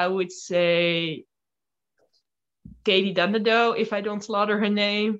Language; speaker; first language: English; non-native, fluent; Dutch